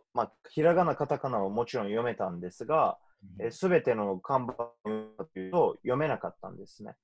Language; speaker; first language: Japanese; non-native, fluent; Turkish